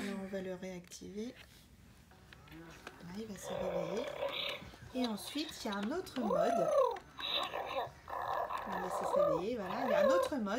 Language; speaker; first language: French; native; French